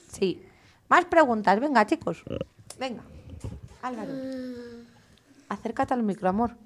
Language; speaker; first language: Spanish; native; Spanish